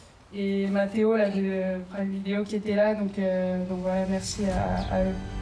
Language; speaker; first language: French; native; French